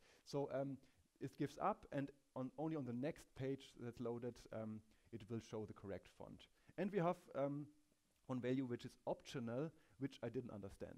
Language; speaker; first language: English; non-native, fluent; German